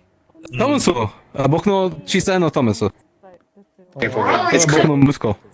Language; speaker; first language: Japanese; non-native, learner; Spanish